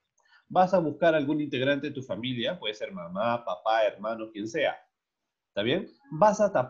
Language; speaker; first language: Spanish; native; Spanish